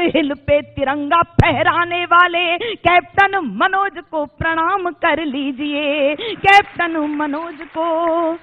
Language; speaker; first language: Hindi; native; Hindi